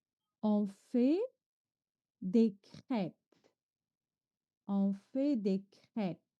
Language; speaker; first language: French; non-native, fluent; Chinese